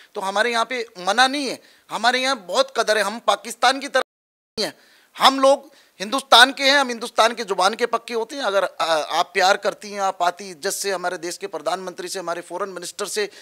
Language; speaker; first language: Hindi; native; Hindi